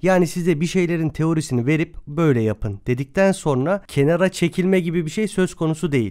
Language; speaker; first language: Turkish; native; Turkish